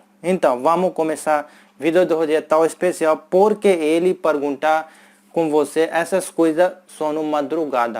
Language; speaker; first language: Portuguese; non-native, fluent; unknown